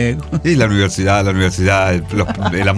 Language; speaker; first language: Spanish; native; Spanish